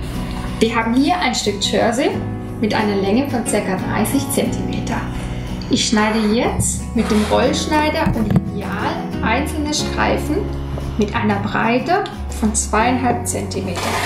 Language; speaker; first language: German; native; German